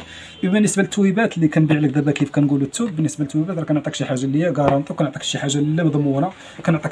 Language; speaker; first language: Arabic; native; Arabic